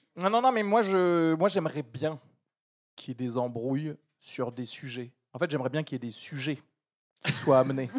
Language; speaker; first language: French; early bilingual, other home language; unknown